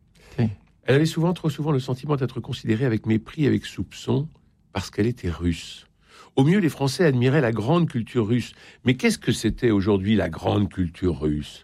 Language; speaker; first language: French; native; French